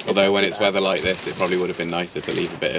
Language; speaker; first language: English; native; English